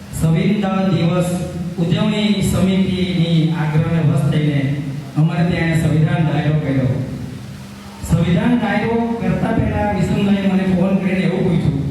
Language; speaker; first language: Gujarati; non-native, local second language; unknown